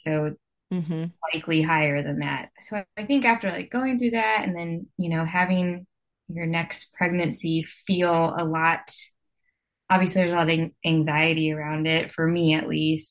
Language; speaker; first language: English; native; English